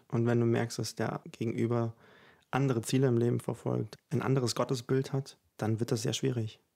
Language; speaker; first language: German; early bilingual, other home language; Ukrainian